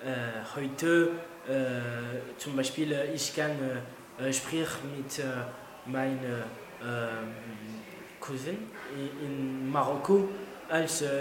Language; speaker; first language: German; non-native, learner; French